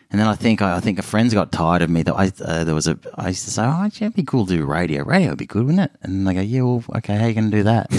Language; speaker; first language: English; native; English